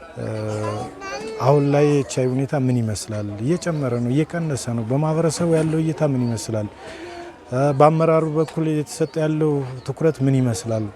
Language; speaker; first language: Amharic; native; Amharic